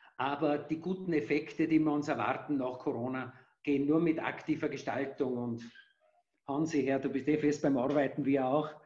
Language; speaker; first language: German; native; German